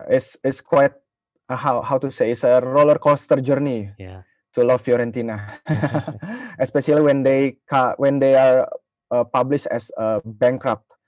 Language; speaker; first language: English; non-native, learner; Indonesian